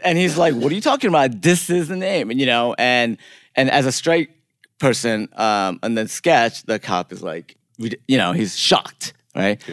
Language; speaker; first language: English; early bilingual, other home language; Korean